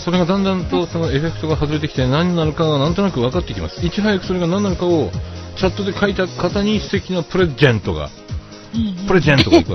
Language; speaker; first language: Japanese; native; Japanese